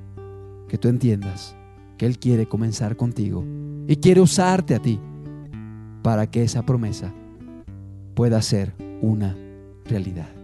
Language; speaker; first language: Spanish; native; Spanish